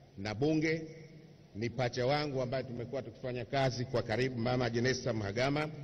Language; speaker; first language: Swahili; native; Swahili